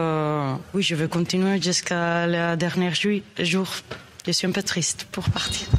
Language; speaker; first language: French; non-native, learner; Spanish